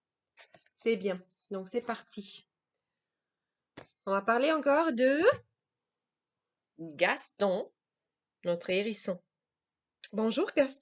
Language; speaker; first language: French; non-native, fluent; German